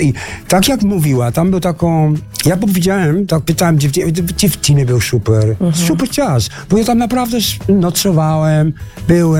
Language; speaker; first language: Polish; non-native, learner; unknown